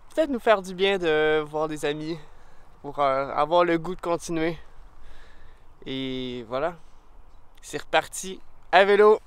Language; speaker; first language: French; native; French